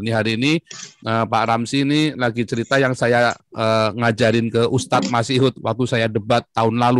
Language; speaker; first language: Indonesian; native; Indonesian